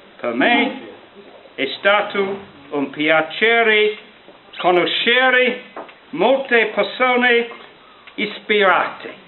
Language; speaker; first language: Italian; non-native, learner; English